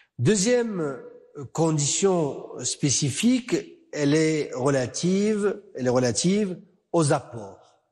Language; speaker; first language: French; non-native, local second language; Arabic